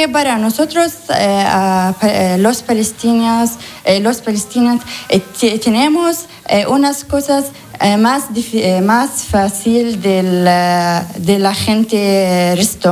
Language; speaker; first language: Spanish; non-native, learner; Arabic